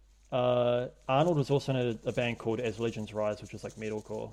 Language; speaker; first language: English; native; English